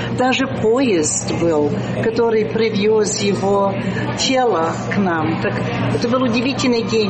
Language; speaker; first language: Russian; early bilingual, heritage; Russian